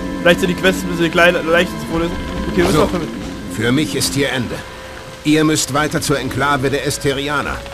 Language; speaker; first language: German; native; German